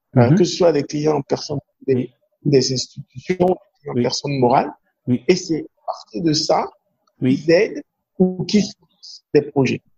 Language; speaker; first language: French; non-native, local second language; Fon